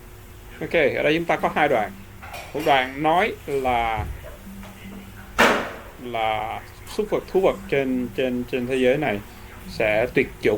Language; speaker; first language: Vietnamese; native; Vietnamese